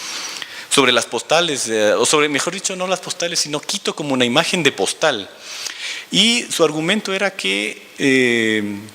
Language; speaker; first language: Spanish; native; Spanish